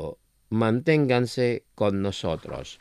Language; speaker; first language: Spanish; non-native, fluent; Indonesian